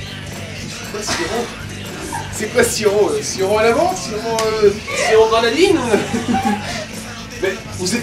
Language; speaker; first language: French; native; French